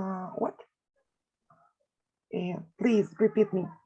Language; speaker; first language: English; non-native, learner; Spanish